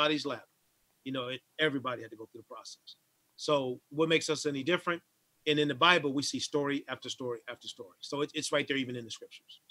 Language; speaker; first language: English; native; English